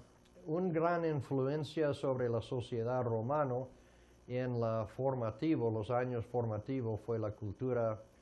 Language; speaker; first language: Spanish; non-native, fluent; English